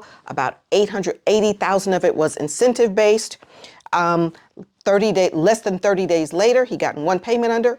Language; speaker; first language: English; native; English